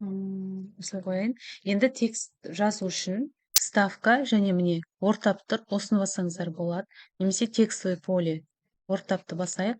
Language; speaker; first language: Kazakh; native; Kazakh